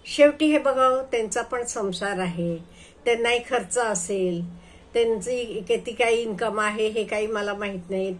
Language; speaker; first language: Marathi; non-native, fluent; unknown